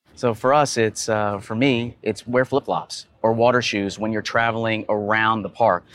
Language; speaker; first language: English; native; English